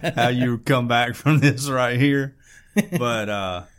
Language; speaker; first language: English; native; English